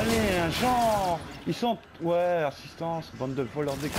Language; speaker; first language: French; native; French